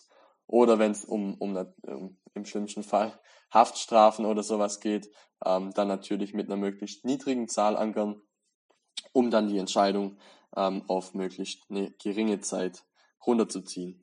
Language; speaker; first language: German; native; German